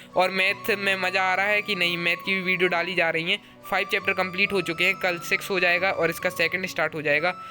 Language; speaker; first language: Hindi; native; Hindi